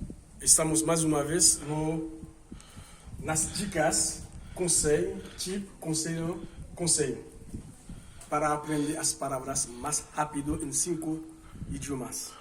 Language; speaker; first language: Portuguese; non-native, fluent; Haitian Creole